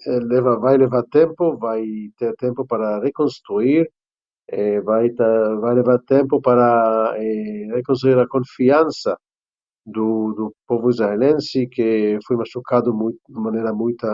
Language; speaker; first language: Portuguese; non-native, fluent; Hebrew